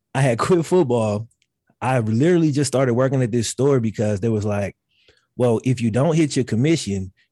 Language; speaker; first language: English; native; English